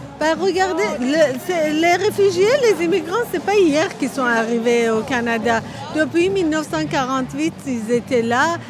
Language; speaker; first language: French; non-native, fluent; Persian